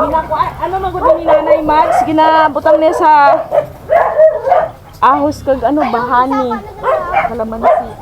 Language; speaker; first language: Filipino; non-native, local second language; Hiligaynon